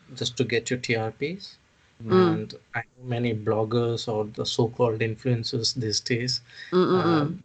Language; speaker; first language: English; non-native, local second language; Odia